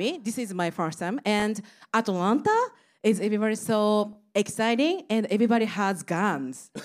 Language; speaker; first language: English; non-native, learner; Japanese